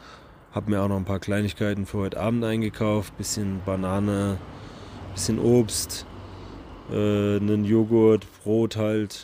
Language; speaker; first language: German; native; German